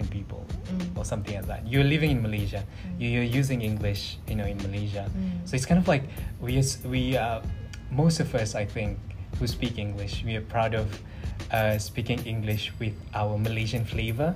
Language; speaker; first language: English; non-native, local second language; Malay